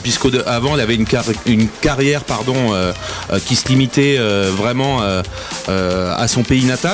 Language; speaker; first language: French; native; French